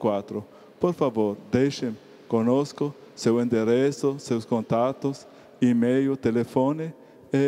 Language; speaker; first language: Portuguese; non-native, fluent; Arabic